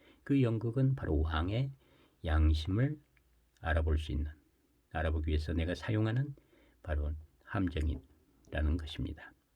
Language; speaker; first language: Korean; native; Korean